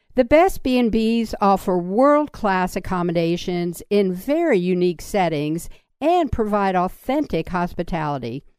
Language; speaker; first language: English; native; English